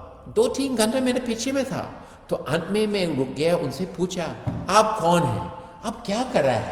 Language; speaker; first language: Hindi; non-native, fluent; English